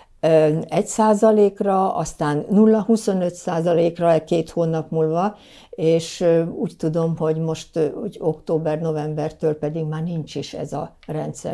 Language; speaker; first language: Hungarian; native; Hungarian